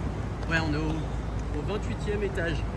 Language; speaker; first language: French; native; French